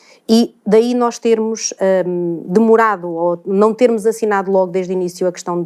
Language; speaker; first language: Portuguese; native; Portuguese